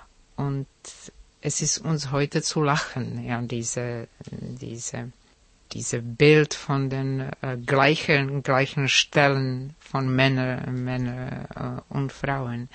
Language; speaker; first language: German; non-native, fluent; Czech